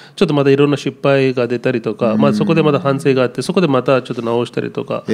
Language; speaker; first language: Japanese; non-native, fluent; Telugu